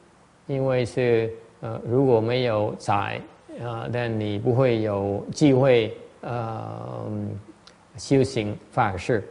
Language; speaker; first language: Chinese; non-native, learner; Vietnamese